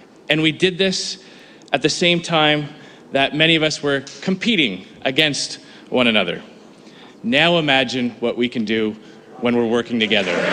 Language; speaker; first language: English; native; English